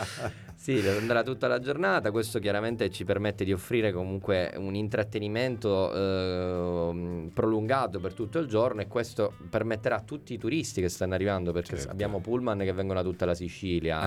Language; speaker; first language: Italian; native; Italian